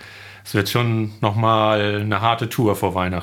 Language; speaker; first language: German; native; German